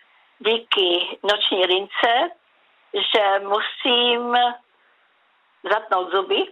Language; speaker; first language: Czech; native; Czech